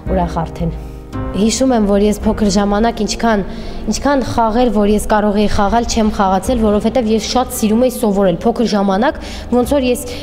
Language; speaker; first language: Armenian; native; Armenian